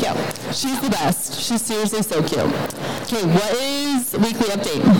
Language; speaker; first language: English; native; English